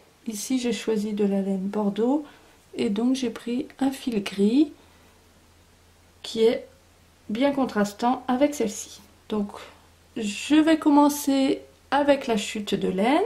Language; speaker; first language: French; native; French